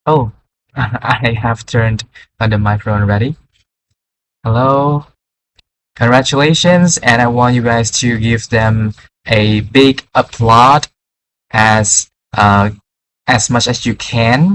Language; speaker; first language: English; non-native, fluent; Vietnamese